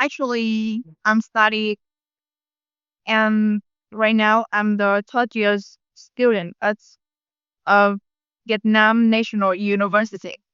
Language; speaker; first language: English; non-native, learner; Vietnamese